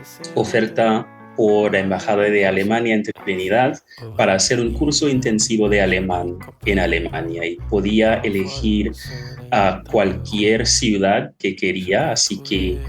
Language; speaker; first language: Spanish; non-native, fluent; English